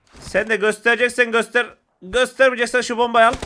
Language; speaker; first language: Turkish; native; Turkish